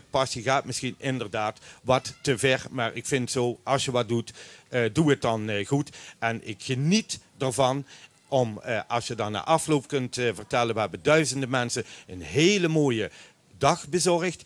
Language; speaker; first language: Dutch; native; Dutch